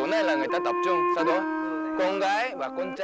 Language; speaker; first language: Vietnamese; non-native, fluent; Korean